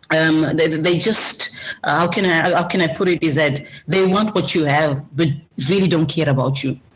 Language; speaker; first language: English; non-native, local second language; Shona